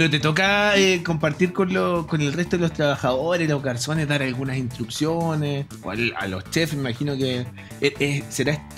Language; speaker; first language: Spanish; native; Spanish